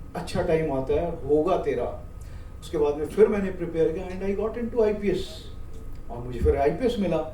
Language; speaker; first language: Hindi; non-native, local second language; Marathi